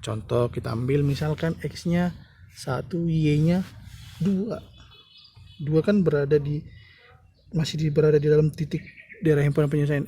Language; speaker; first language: Indonesian; native; Indonesian